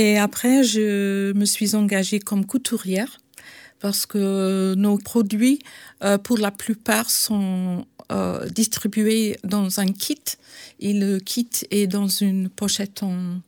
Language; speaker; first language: French; native; French